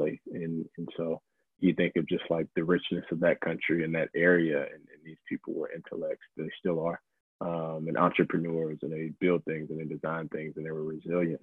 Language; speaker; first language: English; native; English